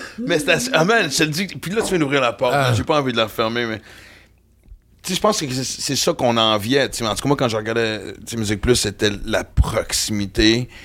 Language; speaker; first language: French; native; French